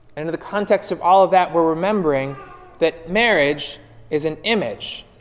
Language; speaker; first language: English; native; English